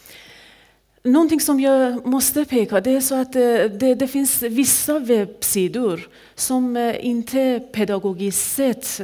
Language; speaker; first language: Swedish; non-native, fluent; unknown